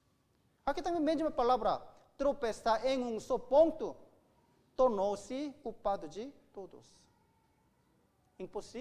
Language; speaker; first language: Portuguese; non-native, learner; Korean